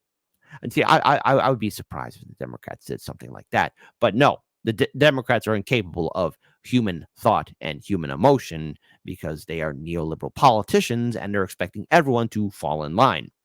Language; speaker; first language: English; native; English